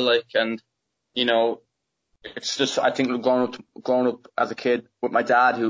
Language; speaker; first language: English; native; English